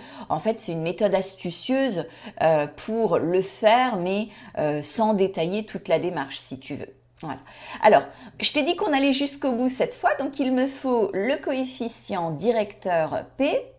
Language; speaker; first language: French; native; French